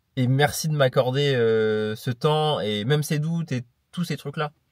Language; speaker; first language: French; native; French